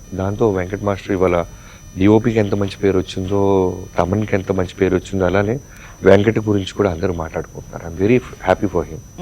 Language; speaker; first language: Telugu; native; Telugu